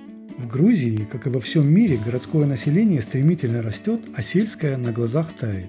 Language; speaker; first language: Russian; native; Russian